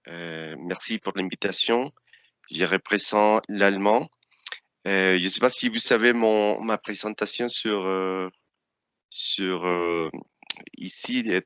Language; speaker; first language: French; non-native, fluent; Spanish